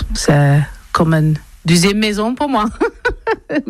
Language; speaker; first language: French; non-native, learner; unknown